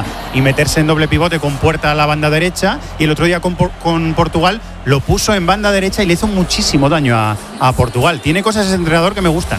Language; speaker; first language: Spanish; native; Spanish